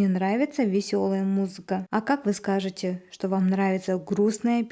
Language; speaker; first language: Russian; non-native, local second language; Kazakh